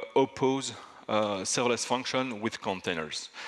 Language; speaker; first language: English; non-native, fluent; French